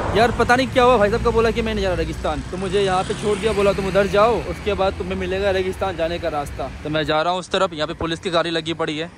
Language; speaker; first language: Hindi; native; Hindi